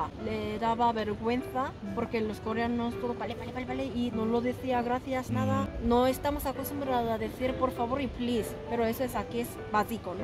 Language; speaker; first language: Spanish; non-native, fluent; Korean